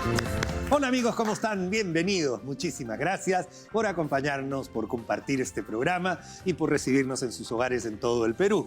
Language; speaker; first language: Spanish; native; Spanish